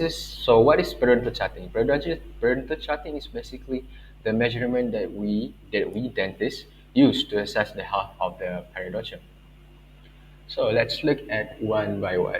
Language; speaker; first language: English; non-native, local second language; Malay